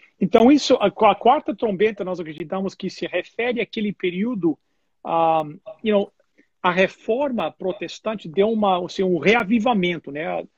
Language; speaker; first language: Portuguese; non-native, fluent; English